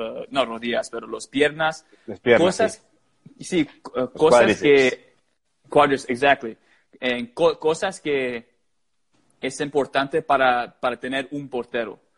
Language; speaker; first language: Spanish; early bilingual, heritage; Spanish